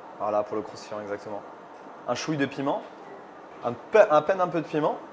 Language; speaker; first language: French; native; French